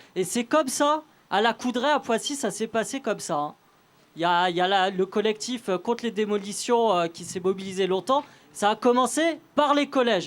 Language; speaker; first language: French; native; French